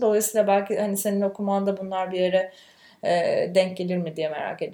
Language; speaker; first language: Turkish; native; Turkish